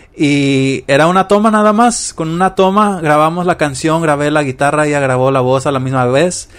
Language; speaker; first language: Spanish; early bilingual, heritage; Spanish